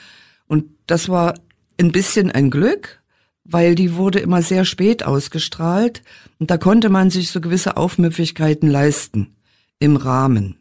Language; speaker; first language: German; native; German